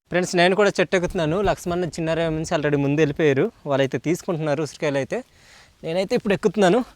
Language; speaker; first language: Telugu; native; Telugu